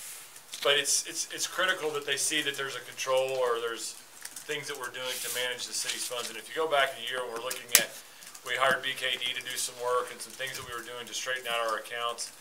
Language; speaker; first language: English; native; English